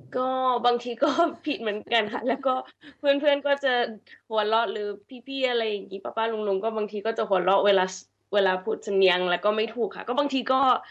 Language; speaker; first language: Thai; early bilingual, heritage; Thai